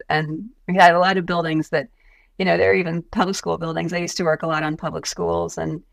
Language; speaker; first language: English; native; English